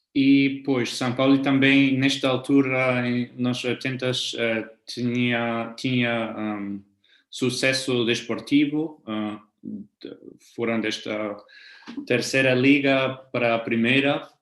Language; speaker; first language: Portuguese; non-native, fluent; German